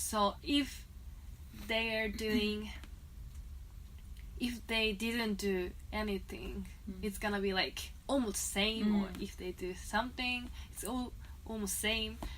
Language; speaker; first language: English; non-native, fluent; Japanese